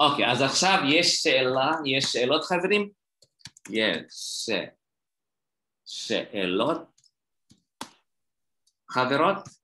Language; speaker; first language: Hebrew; non-native, fluent; Indonesian